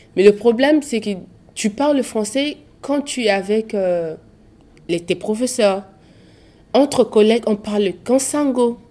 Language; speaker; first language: French; non-native, local second language; Sango